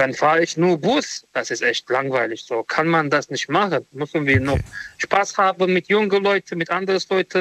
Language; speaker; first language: German; non-native, learner; Romanian